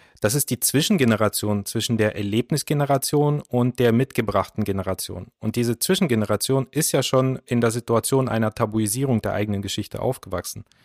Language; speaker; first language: German; early bilingual, other home language; Russian